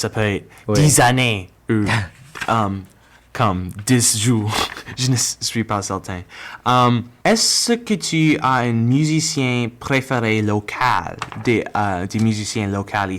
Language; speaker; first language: French; non-native, learner; English